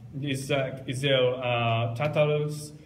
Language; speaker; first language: English; non-native, learner; Japanese